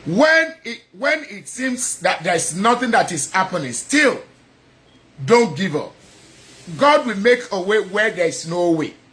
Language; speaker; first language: English; non-native, local second language; Yoruba